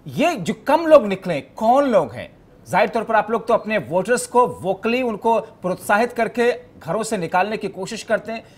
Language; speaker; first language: Hindi; native; Hindi